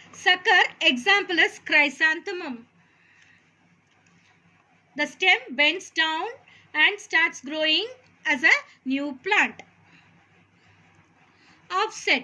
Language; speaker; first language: English; non-native, local second language; Tamil